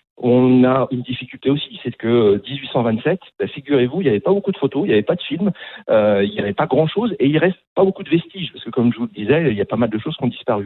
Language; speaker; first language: French; native; French